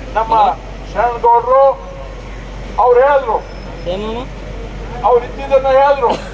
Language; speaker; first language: Kannada; non-native, local second language; Lambadi